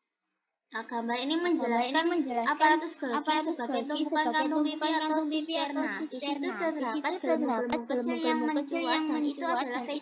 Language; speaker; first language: Indonesian; native; Indonesian